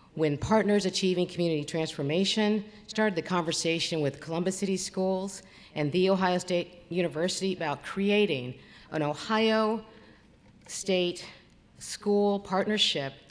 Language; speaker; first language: English; native; English